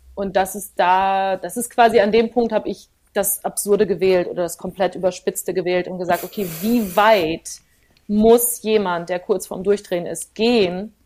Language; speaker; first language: German; early bilingual, other home language; Plautdietsch